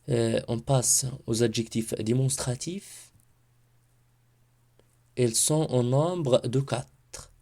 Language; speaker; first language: French; non-native, local second language; Arabic